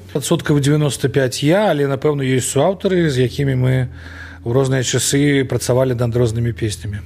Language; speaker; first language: Belarusian; non-native, local second language; Russian